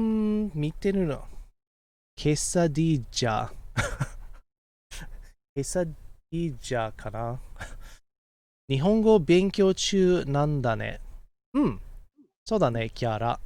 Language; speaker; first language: Japanese; non-native, fluent; English